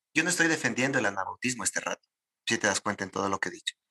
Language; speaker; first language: Spanish; native; Spanish